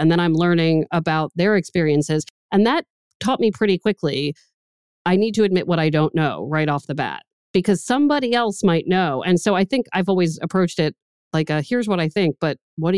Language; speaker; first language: English; native; English